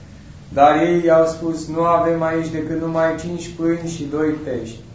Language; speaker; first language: Romanian; native; Romanian